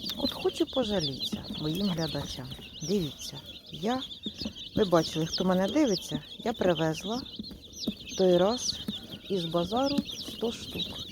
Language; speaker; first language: Ukrainian; native; Ukrainian